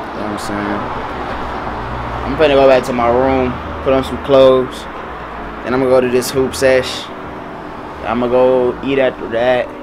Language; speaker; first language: English; native; English